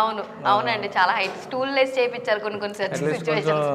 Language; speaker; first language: Telugu; native; Telugu